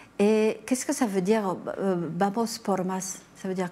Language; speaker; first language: French; native; French